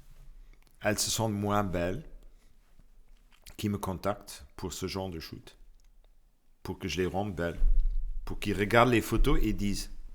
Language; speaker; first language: French; non-native, local second language; Luxembourgish